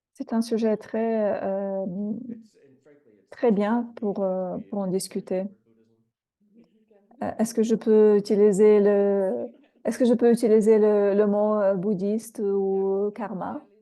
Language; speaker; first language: French; non-native, fluent; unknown